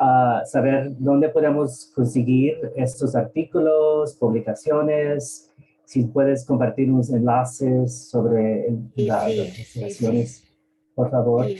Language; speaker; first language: Spanish; early bilingual, heritage; Spanish